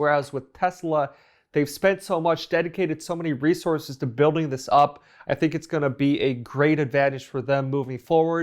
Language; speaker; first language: English; native; English